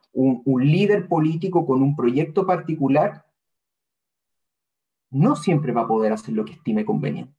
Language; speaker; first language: Spanish; native; Spanish